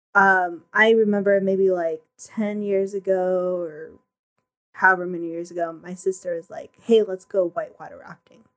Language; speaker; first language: English; early bilingual, other home language; Filipino